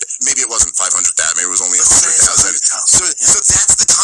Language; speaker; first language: English; native; English